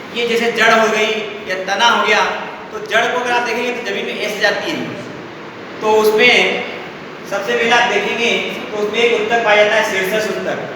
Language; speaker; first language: Hindi; native; Hindi